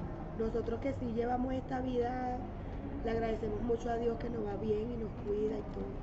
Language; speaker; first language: Spanish; native; Spanish